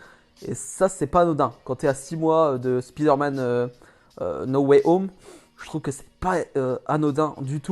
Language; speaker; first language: French; native; French